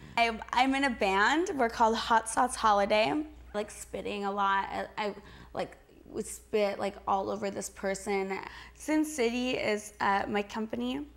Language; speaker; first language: English; native; English